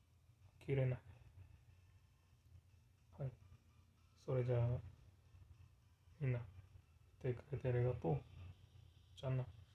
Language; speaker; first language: Japanese; non-native, learner; English